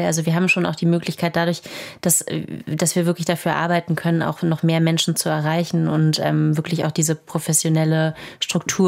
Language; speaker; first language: German; native; German